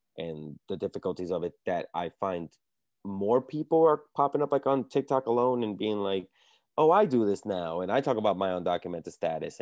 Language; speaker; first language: English; early bilingual, other home language; Spanish